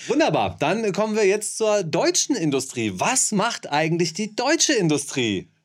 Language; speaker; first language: German; native; German